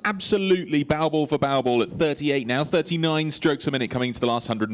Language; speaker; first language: English; native; English